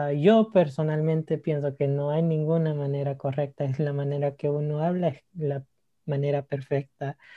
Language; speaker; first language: Spanish; early bilingual, heritage; Spanish